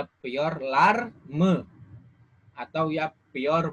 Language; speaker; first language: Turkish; non-native, fluent; Indonesian